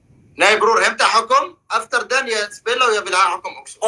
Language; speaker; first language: Swedish; non-native, learner; Arabic